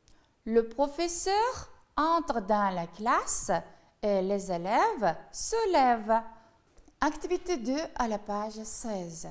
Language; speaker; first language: French; non-native, fluent; Uzbek